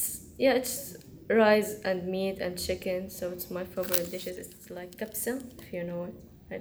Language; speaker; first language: English; non-native, learner; Arabic